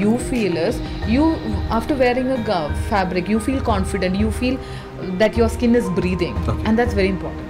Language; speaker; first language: English; non-native, local second language; Malayalam